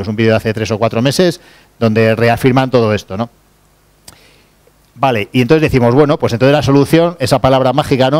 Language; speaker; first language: Spanish; native; Spanish